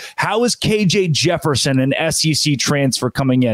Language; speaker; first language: English; native; English